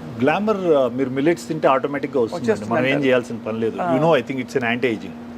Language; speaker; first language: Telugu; native; Telugu